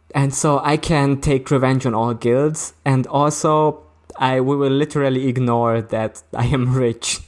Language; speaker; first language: English; early bilingual, other home language; Hungarian